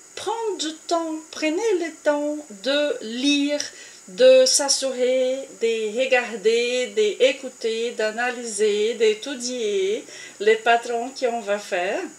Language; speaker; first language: French; non-native, fluent; Portuguese